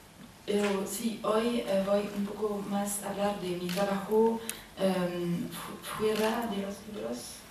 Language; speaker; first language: Spanish; non-native, learner; French